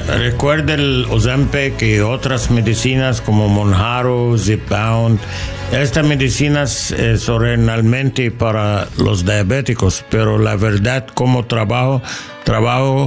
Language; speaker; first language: Spanish; non-native, learner; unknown